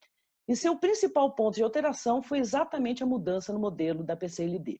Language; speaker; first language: Portuguese; native; Portuguese